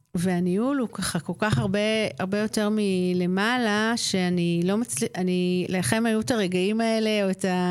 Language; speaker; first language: Hebrew; native; Hebrew